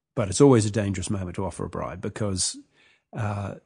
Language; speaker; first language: English; native; English